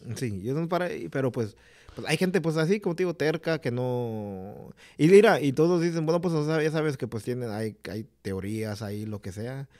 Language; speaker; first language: Spanish; early bilingual, heritage; Spanish